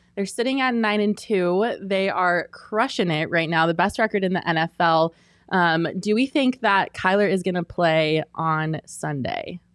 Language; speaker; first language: English; native; English